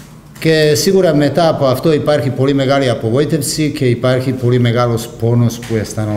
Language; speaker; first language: Greek; non-native, fluent; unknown